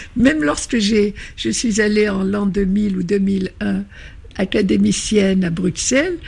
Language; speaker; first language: French; non-native, local second language; Arabic